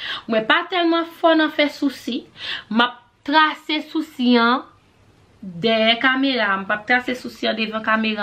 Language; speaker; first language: French; non-native, learner; Haitian Creole